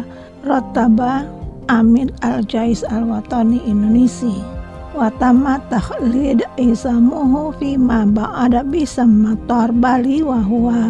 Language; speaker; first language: Arabic; non-native, fluent; Indonesian